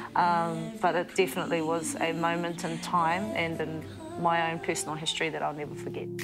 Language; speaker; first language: English; native; English